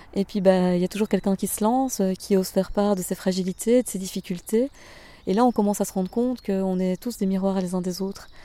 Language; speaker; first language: French; native; French